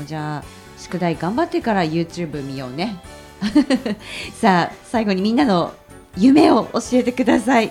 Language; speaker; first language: Japanese; native; Japanese